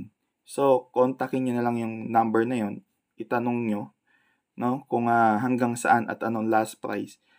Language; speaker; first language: Filipino; native; Filipino